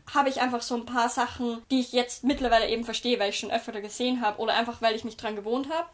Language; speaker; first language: German; native; German